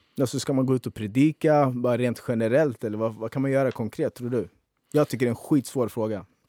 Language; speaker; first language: Swedish; native; Swedish